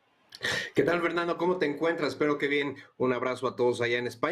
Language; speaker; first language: Spanish; native; Spanish